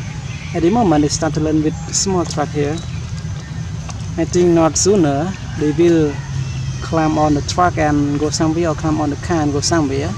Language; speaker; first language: English; non-native, learner; Khmer